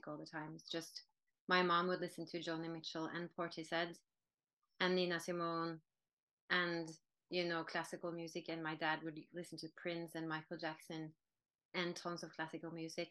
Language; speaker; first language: English; non-native, fluent; Norwegian